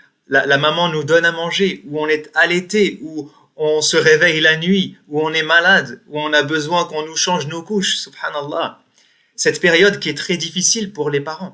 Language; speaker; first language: French; native; French